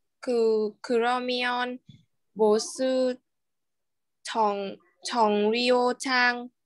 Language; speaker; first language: Korean; non-native, learner; Vietnamese